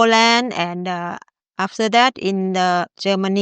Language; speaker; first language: English; non-native, learner; Thai